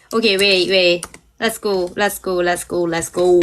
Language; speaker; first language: English; non-native, learner; Korean